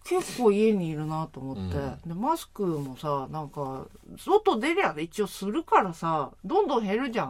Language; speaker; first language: Japanese; native; Japanese